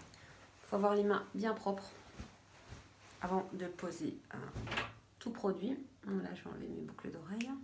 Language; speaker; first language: French; native; French